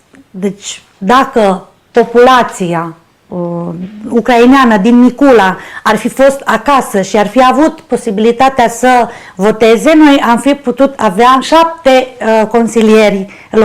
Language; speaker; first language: Romanian; non-native, local second language; Ukrainian